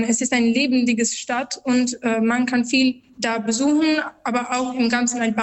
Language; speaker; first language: German; non-native, learner; Albanian